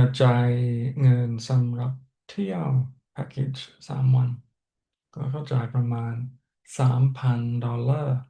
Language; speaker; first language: Thai; non-native, learner; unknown